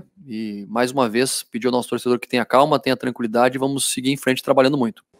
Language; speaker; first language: Portuguese; native; Portuguese